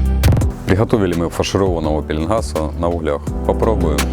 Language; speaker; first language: Russian; native; Russian